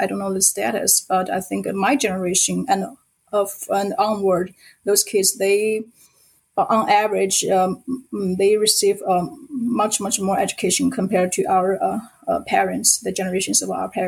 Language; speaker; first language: English; non-native, fluent; Chinese